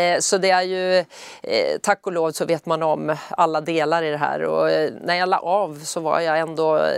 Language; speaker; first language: Swedish; native; Swedish